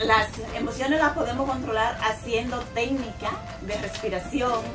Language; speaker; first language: Spanish; native; Spanish